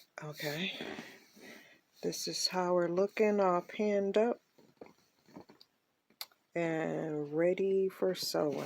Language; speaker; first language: English; native; English